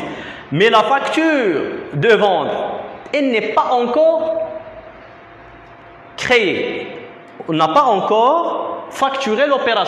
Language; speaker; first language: French; non-native, local second language; Arabic